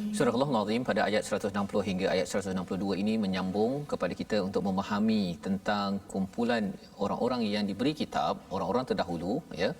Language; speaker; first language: Malay; native; Malay